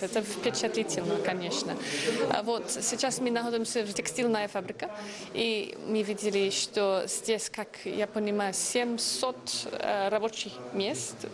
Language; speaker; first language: Russian; non-native, fluent; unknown